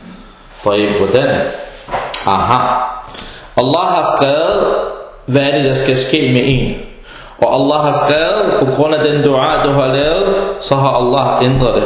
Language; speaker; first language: Danish; early bilingual, other home language; Arabic